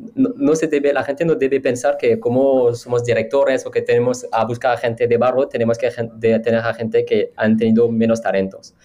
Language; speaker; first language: Spanish; non-native, fluent; French